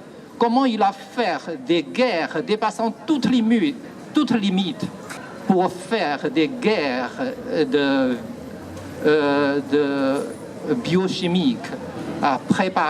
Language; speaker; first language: French; non-native, fluent; Chinese